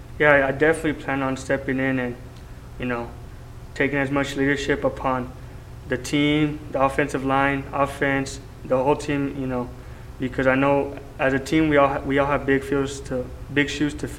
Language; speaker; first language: English; native; English